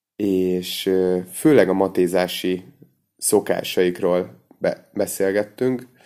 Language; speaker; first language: Hungarian; native; Hungarian